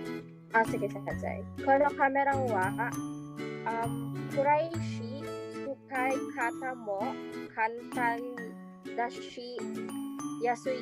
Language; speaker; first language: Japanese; non-native, learner; Filipino